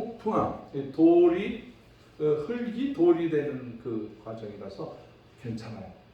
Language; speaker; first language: Korean; native; Korean